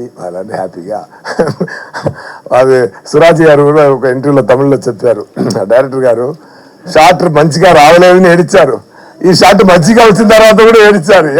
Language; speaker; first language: Telugu; non-native, fluent; Tamil